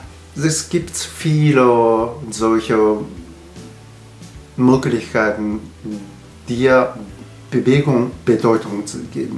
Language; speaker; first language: German; non-native, learner; Japanese